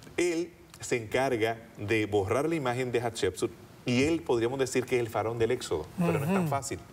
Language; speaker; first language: Spanish; native; Spanish